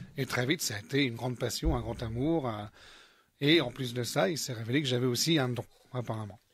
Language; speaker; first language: French; native; French